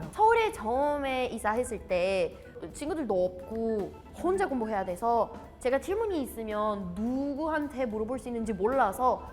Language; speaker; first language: Korean; non-native, learner; Portuguese